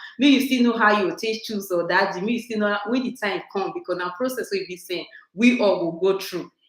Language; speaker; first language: Nigerian Pidgin; non-native, local second language; Bini